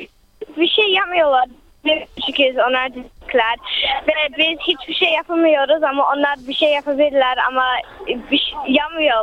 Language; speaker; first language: Turkish; early bilingual, heritage; Turkish